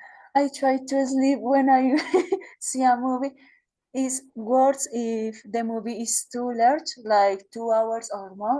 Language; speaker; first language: English; non-native, learner; Spanish